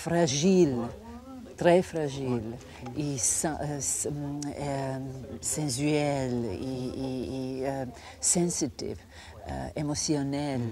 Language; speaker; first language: French; non-native, fluent; Croatian